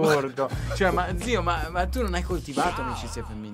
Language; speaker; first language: Italian; native; Italian